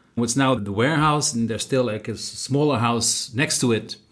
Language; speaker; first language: English; non-native, fluent; Dutch